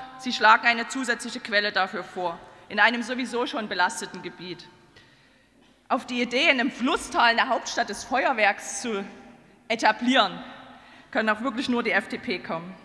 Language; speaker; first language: German; native; German